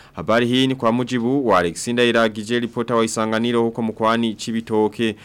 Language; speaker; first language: Swahili; non-native, local second language; Rundi